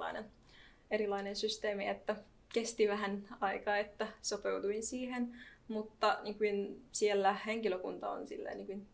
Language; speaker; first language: Finnish; non-native, fluent; Arabic